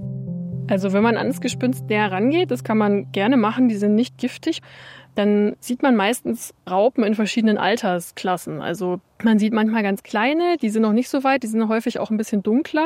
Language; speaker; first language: German; native; German